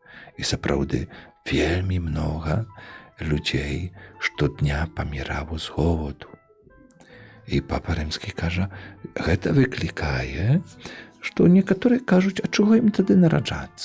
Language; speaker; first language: Polish; non-native, local second language; Belarusian